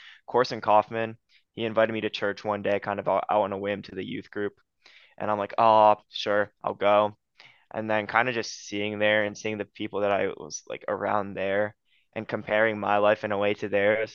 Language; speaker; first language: English; native; English